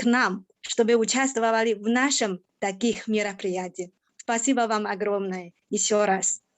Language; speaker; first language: Russian; non-native, fluent; Chinese